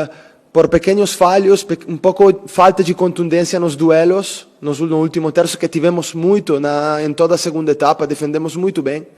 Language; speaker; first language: Portuguese; non-native, fluent; Italian